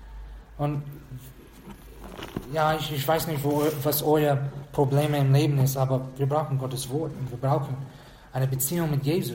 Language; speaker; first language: German; non-native, fluent; English